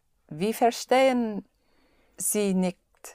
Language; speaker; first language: German; non-native, learner; English